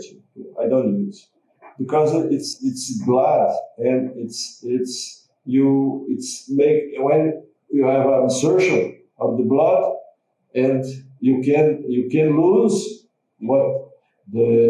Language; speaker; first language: English; non-native, learner; Portuguese